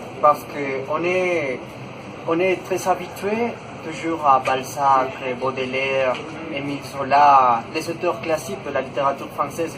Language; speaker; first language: French; non-native, fluent; Spanish